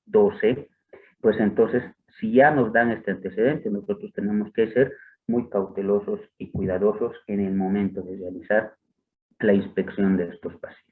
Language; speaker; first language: Spanish; native; Spanish